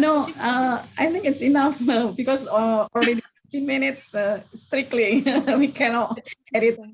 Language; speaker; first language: English; non-native, learner; Indonesian